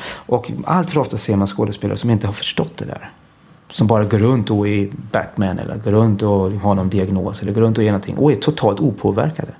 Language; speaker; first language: Swedish; early bilingual, heritage; Swedish